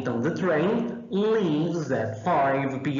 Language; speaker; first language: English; non-native, fluent; Portuguese